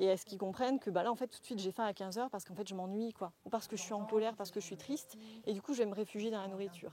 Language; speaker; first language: French; native; French